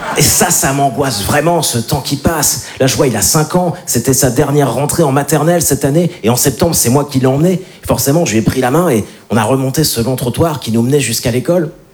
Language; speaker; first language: French; native; French